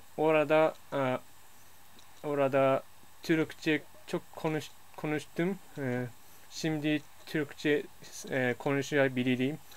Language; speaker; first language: Turkish; non-native, learner; Japanese